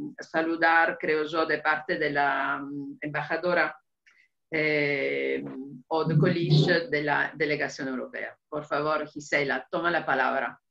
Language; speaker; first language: Spanish; non-native, fluent; Italian